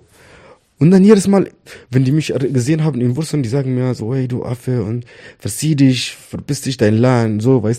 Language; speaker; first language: German; non-native, learner; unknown